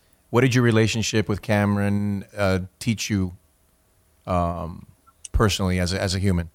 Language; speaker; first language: English; early bilingual, other home language; Spanish